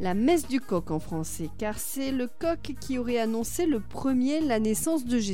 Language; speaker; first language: French; native; French